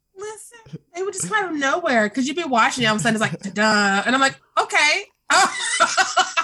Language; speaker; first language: English; native; English